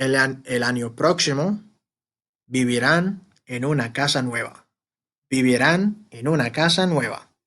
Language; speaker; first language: Spanish; non-native, fluent; Arabic